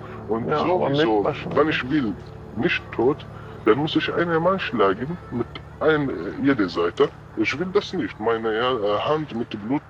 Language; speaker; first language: German; non-native, learner; Arabic